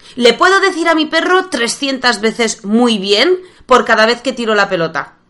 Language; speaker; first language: Spanish; non-native, fluent; Polish